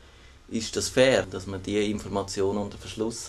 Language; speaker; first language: German; native; German